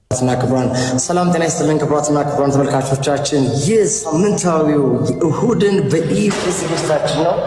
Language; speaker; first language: Amharic; native; Amharic